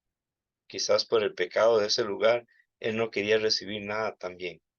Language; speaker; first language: Spanish; native; Spanish